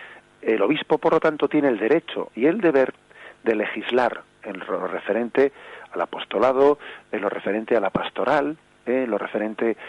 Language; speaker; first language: Spanish; native; Spanish